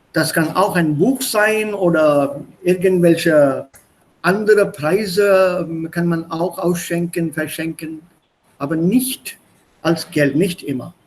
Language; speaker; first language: German; non-native, fluent; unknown